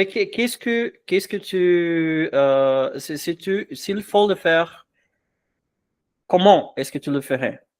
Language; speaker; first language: French; non-native, fluent; Portuguese